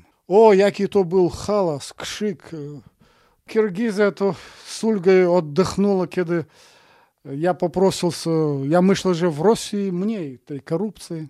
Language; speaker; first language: Polish; non-native, fluent; Russian